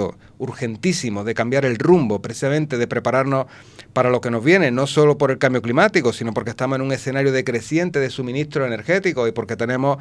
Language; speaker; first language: Spanish; native; Spanish